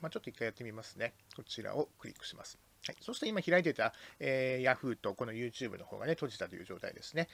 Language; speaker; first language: Japanese; native; Japanese